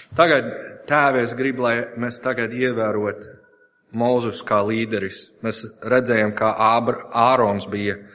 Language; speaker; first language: Latvian; non-native, fluent; English